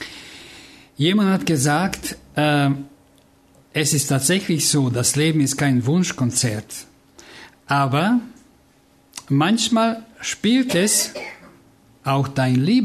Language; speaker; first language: German; non-native, fluent; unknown